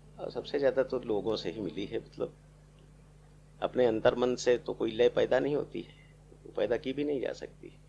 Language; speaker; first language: Hindi; native; Hindi